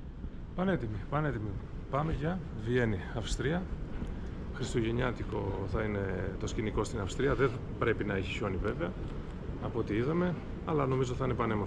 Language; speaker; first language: Greek; native; Greek